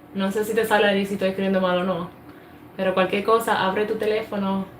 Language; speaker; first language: Spanish; early bilingual, heritage; Spanish